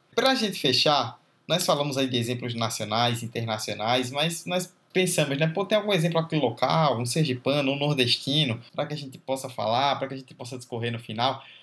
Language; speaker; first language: Portuguese; native; Portuguese